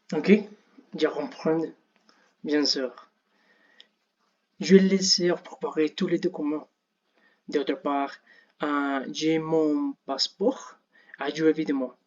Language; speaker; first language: French; non-native, learner; Spanish